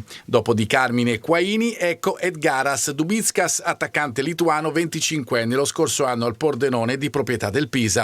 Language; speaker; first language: Italian; native; Italian